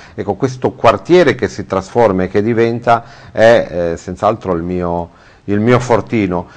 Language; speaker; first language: Italian; native; Italian